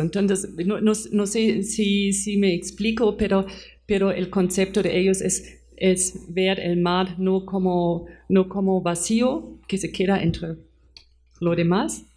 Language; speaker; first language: Spanish; non-native, fluent; German